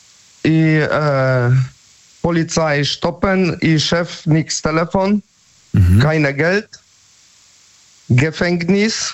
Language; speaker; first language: German; non-native, learner; Polish